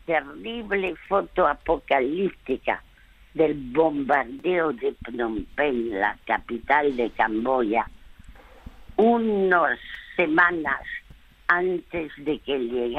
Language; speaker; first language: Spanish; early bilingual, other home language; French